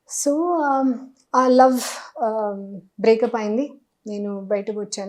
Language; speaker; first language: Telugu; non-native, learner; Hindi